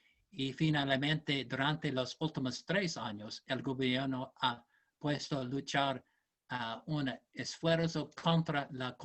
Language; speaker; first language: Spanish; non-native, learner; English